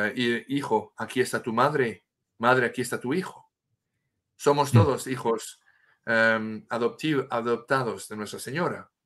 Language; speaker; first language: Spanish; non-native, fluent; French